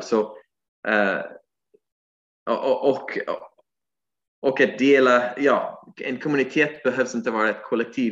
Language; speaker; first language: Swedish; non-native, fluent; English